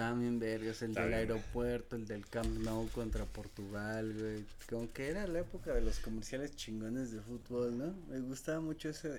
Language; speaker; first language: Spanish; native; Spanish